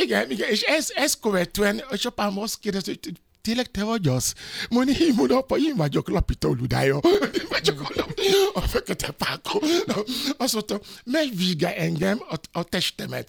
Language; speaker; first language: Hungarian; non-native, learner; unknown